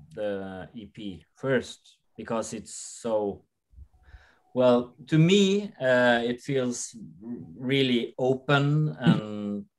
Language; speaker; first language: English; non-native, fluent; Norwegian